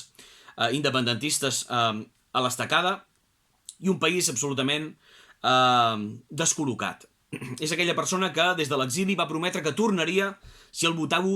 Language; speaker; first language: Catalan; native; Catalan